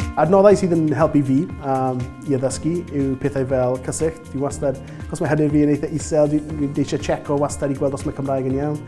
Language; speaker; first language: Welsh; non-native, local second language; English